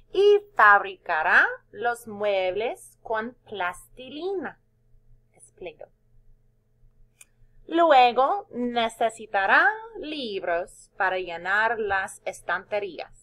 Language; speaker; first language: Spanish; non-native, fluent; English